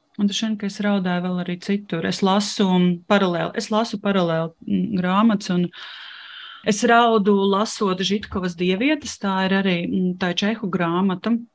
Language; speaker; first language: Latvian; non-native, local second language; Russian